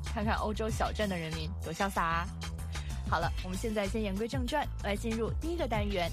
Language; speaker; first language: Chinese; native; Chinese